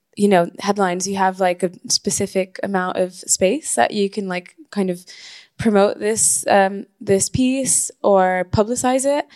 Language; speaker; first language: English; non-native, fluent; Spanish